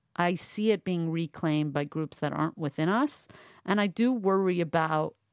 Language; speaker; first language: English; native; English